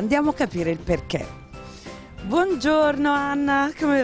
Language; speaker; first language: Italian; native; Italian